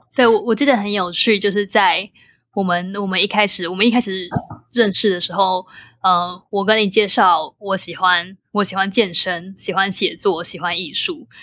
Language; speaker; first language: Chinese; native; Chinese